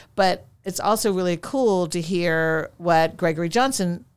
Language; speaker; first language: English; native; English